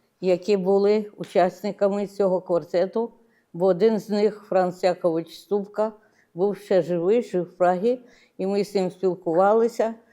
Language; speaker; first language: Ukrainian; non-native, local second language; Russian